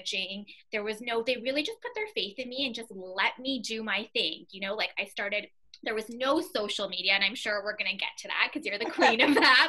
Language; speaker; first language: English; native; English